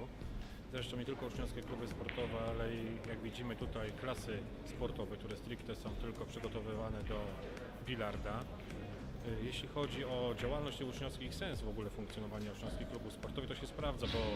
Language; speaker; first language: Polish; native; Polish